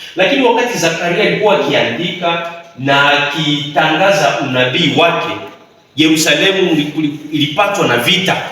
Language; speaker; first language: Swahili; native; Swahili